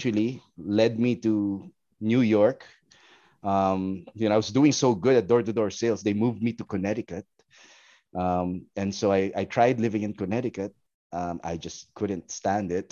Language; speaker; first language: English; non-native, local second language; Filipino